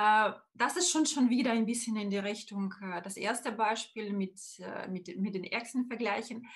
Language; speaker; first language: German; non-native, fluent; Russian